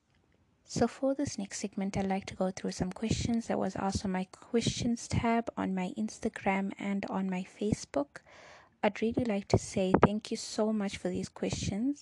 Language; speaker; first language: English; non-native, local second language; Nyanja